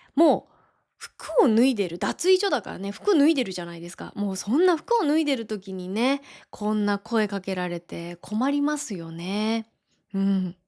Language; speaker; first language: Japanese; native; Japanese